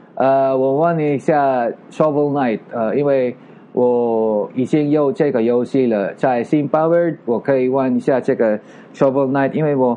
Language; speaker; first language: Chinese; non-native, learner; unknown